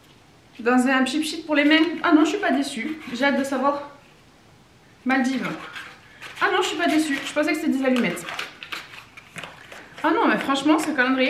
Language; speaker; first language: French; native; French